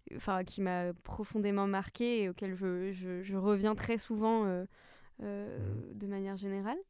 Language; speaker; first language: French; native; French